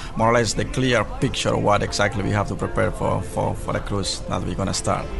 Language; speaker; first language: English; non-native, fluent; Spanish